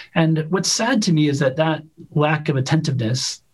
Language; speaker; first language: English; native; English